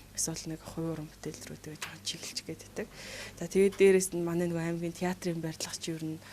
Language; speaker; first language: Mongolian; native; Mongolian